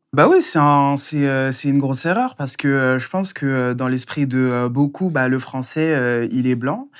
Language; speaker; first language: French; native; French